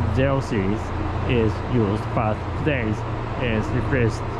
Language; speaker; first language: English; non-native, learner; Japanese